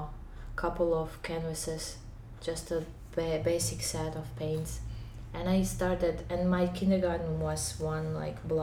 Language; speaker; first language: English; non-native, fluent; Ukrainian